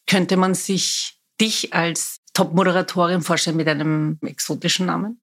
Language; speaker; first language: German; native; German